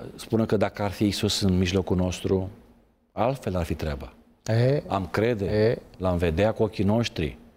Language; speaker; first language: Romanian; native; Romanian